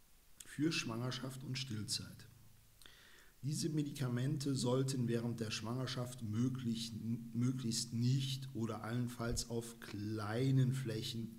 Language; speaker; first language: German; native; German